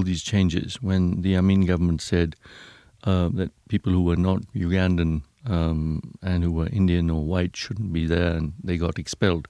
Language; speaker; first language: English; non-native, local second language; Punjabi